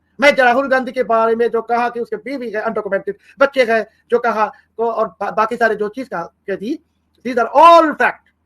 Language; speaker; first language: Hindi; non-native, fluent; Bangla